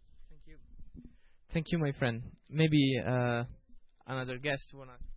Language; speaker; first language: English; non-native, fluent; Italian